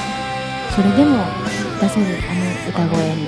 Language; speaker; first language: Japanese; native; Japanese